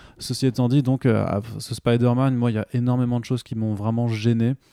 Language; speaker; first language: French; native; French